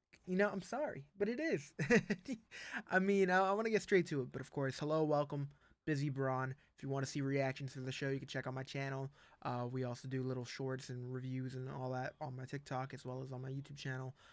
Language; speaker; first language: English; native; English